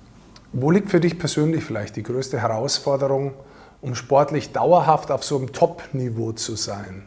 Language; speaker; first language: German; native; German